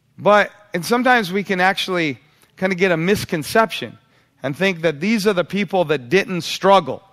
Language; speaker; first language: English; native; English